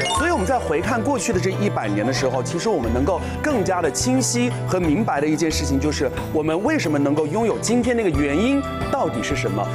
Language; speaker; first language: Chinese; native; Chinese